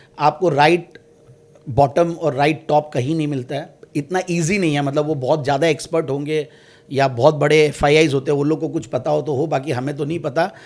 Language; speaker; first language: Hindi; native; Hindi